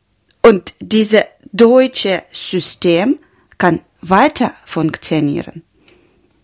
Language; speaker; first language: German; non-native, learner; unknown